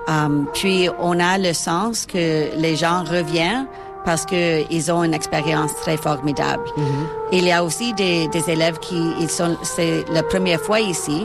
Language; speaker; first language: French; non-native, local second language; English